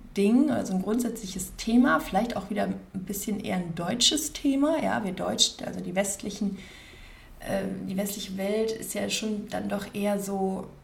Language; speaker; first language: German; native; German